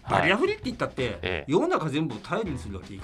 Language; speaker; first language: Japanese; native; Japanese